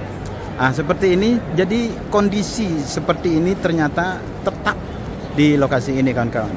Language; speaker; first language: Indonesian; native; Indonesian